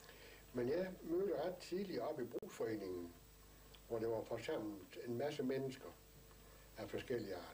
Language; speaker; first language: Danish; native; Danish